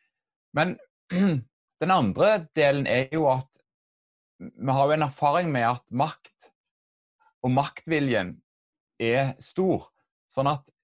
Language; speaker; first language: Norwegian; native; Norwegian